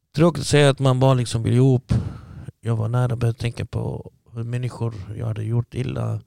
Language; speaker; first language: Swedish; early bilingual, other home language; Arabic